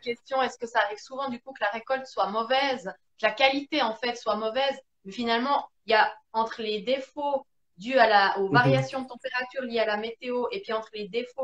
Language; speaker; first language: French; native; French